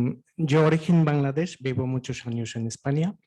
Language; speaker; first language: Spanish; non-native, learner; Bangla